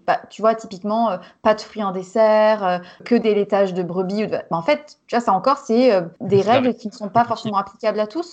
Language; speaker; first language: French; native; French